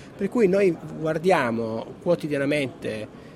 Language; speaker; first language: Italian; native; Italian